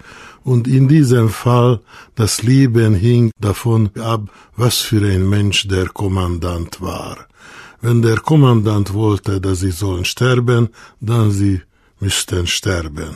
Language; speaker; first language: German; non-native, fluent; Hungarian